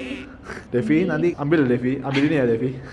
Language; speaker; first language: Indonesian; native; Indonesian